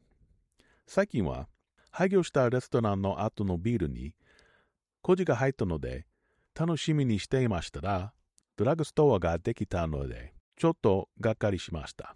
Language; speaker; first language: Japanese; non-native, learner; English